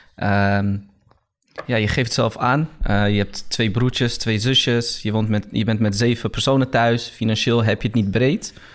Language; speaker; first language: Dutch; early bilingual, other home language; Riffian